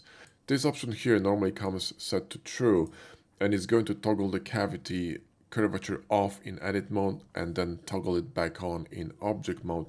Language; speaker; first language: English; non-native, fluent; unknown